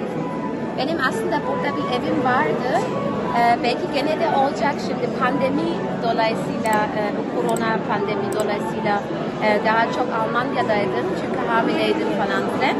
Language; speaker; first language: Turkish; early bilingual, heritage; German